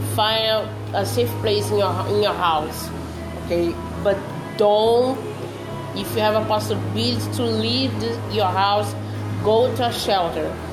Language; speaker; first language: English; non-native, learner; Portuguese